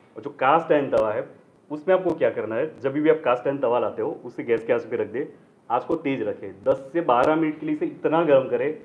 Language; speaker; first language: Hindi; non-native, local second language; Gujarati